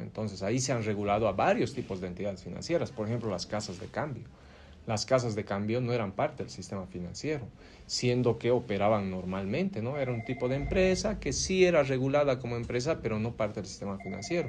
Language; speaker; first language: Spanish; native; Spanish